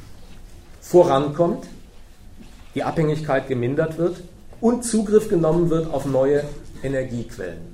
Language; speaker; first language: German; native; German